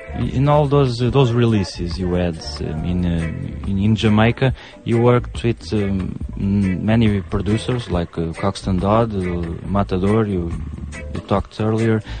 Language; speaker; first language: English; non-native, fluent; Portuguese